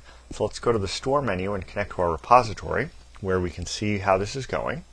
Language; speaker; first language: English; native; English